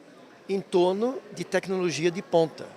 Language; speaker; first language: Portuguese; non-native, fluent; German